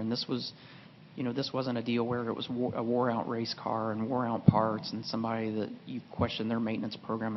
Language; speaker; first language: English; native; English